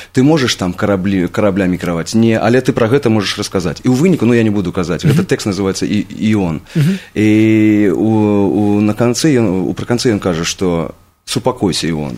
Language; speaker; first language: Belarusian; non-native, local second language; Russian